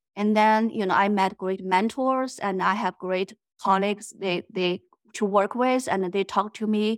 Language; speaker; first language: English; non-native, fluent; Chinese